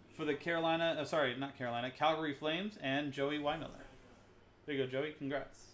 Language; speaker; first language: English; native; English